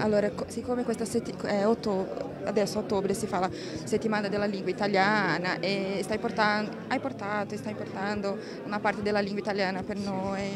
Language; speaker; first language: Italian; non-native, fluent; Portuguese